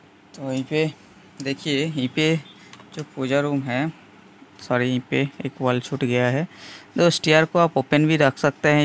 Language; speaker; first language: Hindi; non-native, local second language; Bangla